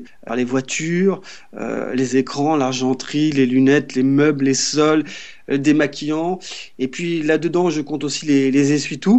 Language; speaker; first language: French; native; French